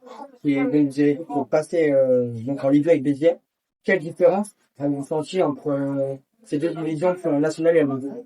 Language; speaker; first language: French; native; French